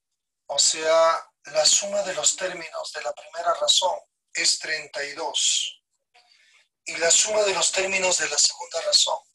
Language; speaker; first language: Spanish; native; Spanish